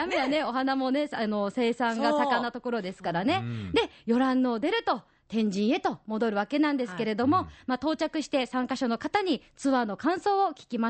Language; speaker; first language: Japanese; native; Japanese